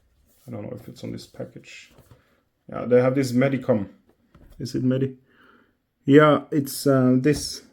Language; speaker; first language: English; non-native, fluent; Norwegian